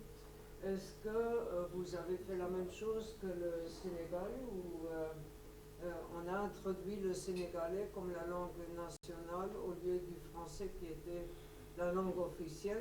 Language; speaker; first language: French; non-native, local second language; Luxembourgish